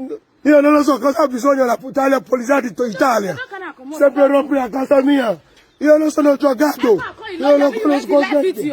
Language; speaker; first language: Italian; non-native, learner; Nigerian Pidgin